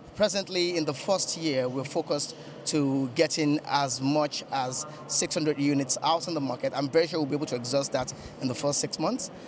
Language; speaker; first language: English; non-native, local second language; Yoruba